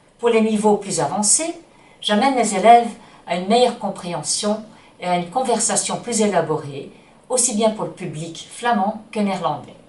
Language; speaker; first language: French; non-native, local second language; Dutch